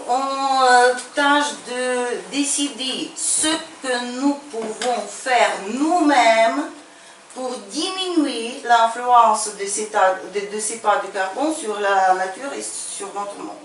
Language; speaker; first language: French; non-native, fluent; Ukrainian